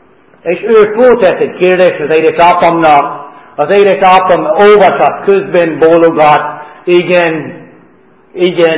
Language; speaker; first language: Hungarian; early bilingual, heritage; Hungarian